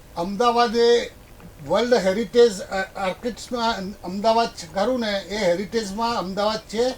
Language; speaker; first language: Gujarati; native; Gujarati